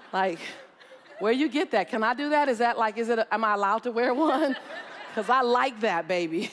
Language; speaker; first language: English; native; English